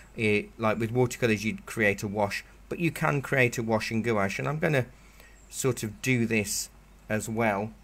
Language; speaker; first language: English; native; English